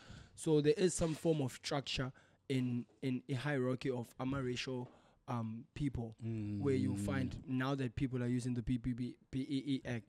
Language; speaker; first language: English; non-native, local second language; Zulu